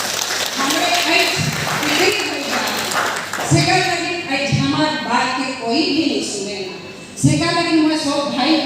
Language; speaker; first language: Hindi; non-native, local second language; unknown